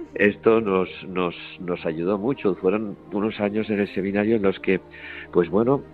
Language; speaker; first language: Spanish; native; Spanish